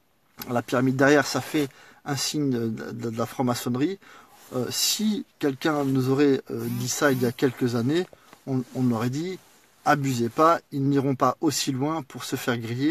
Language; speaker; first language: French; native; French